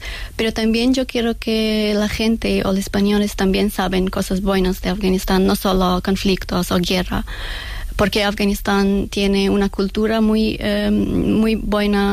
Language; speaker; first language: Spanish; non-native, learner; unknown